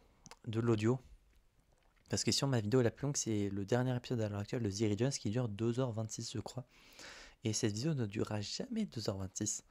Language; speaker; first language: French; native; French